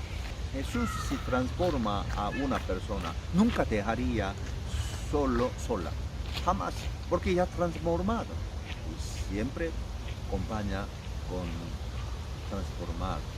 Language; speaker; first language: Spanish; non-native, learner; Korean